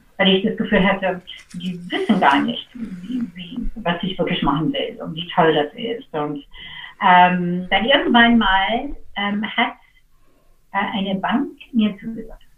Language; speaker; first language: German; non-native, fluent; English